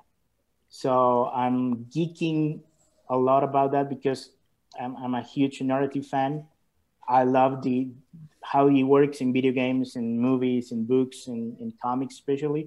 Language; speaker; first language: English; non-native, learner; Spanish